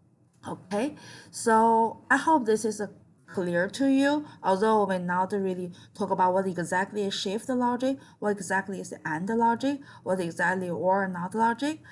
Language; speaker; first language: English; non-native, fluent; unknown